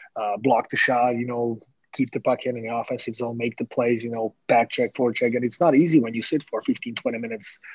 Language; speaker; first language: English; non-native, fluent; Slovak